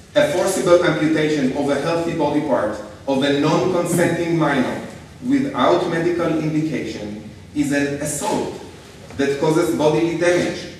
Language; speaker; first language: English; non-native, fluent; Hebrew